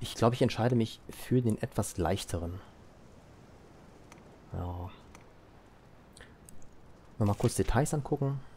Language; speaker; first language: German; native; German